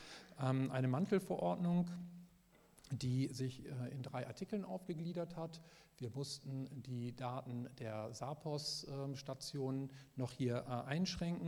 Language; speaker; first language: German; native; German